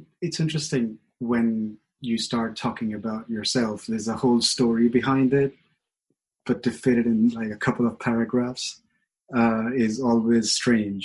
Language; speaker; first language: English; non-native, local second language; Hindi